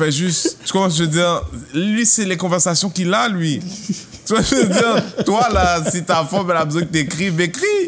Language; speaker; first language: French; early bilingual, heritage; French